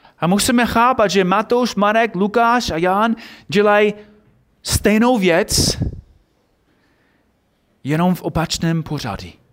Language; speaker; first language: Czech; non-native, fluent; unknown